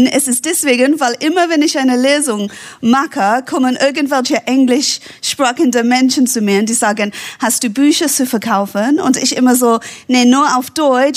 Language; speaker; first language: German; non-native, fluent; English